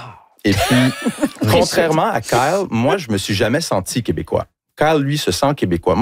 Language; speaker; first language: French; early bilingual, heritage; French